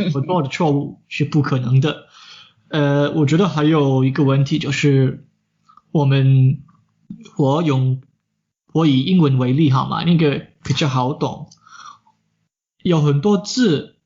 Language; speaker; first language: Chinese; non-native, fluent; English